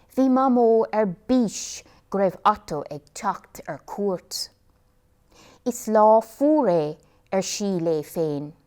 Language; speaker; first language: Irish; non-native, local second language; English